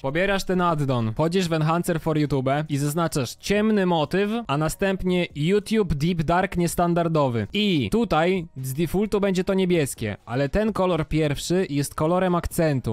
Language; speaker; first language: Polish; native; Polish